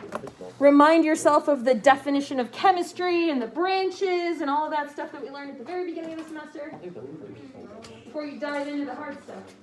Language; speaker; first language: English; native; English